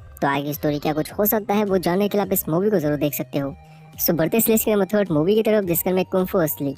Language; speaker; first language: Hindi; native; Hindi